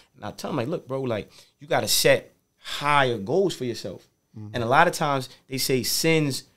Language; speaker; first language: English; native; English